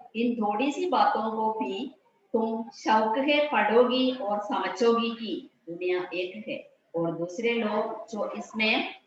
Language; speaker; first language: Hindi; non-native, local second language; Malayalam